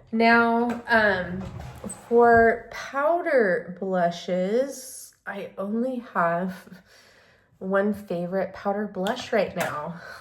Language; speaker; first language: English; native; English